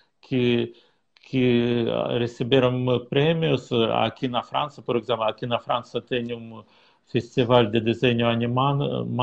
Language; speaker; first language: Portuguese; non-native, learner; Russian